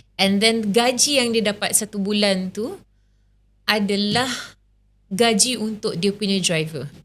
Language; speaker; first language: Malay; native; Malay